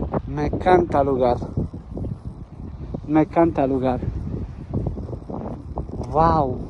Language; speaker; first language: Spanish; non-native, learner; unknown